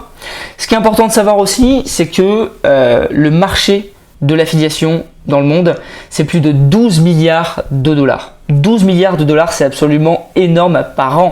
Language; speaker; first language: French; native; French